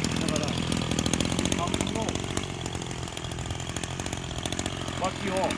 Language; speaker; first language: Japanese; native; Japanese